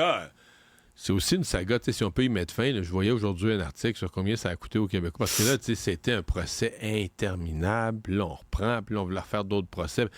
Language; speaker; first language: French; native; French